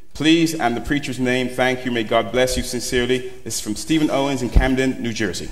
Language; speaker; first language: English; native; English